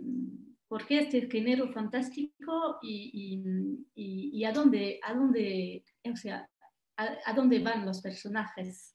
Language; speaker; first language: Spanish; non-native, fluent; French